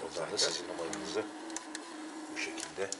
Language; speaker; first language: Turkish; native; Turkish